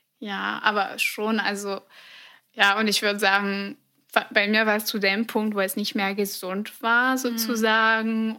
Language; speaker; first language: German; non-native, fluent; French